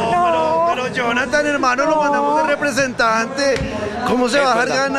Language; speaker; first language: Spanish; native; Spanish